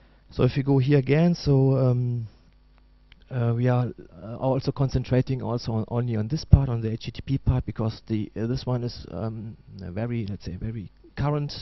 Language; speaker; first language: English; non-native, fluent; German